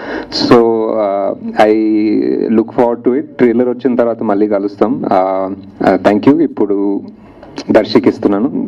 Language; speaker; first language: Telugu; native; Telugu